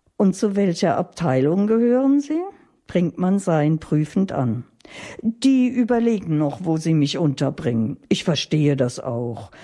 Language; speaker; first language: German; native; German